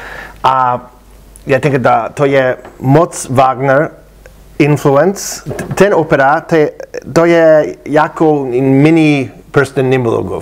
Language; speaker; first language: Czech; non-native, learner; English